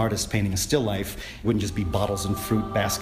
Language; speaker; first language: English; native; English